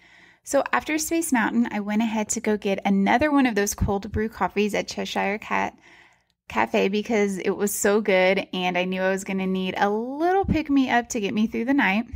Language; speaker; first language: English; native; English